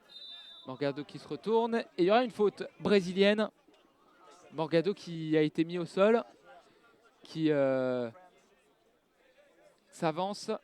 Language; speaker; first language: French; native; French